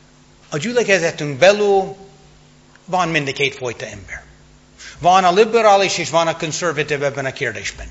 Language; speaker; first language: Hungarian; non-native, fluent; English